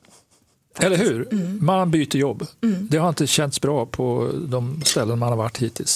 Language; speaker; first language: Swedish; native; Swedish